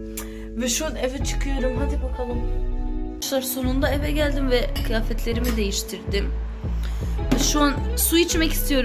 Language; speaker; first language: Turkish; early bilingual, other home language; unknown